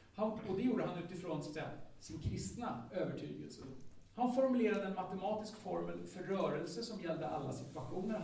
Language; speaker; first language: Swedish; native; Swedish